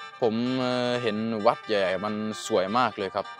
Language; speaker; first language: Thai; early bilingual, heritage; Norwegian